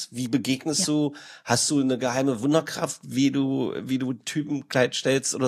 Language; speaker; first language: German; native; German